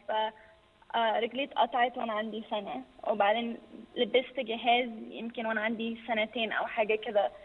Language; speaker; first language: Arabic; early bilingual, heritage; Arabic